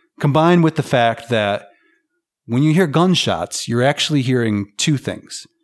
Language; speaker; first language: English; native; English